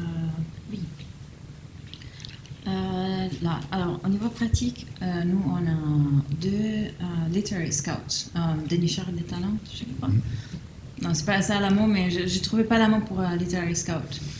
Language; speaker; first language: French; non-native, fluent; Italian